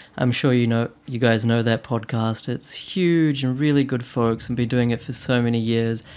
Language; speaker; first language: English; early bilingual, other home language; Hindi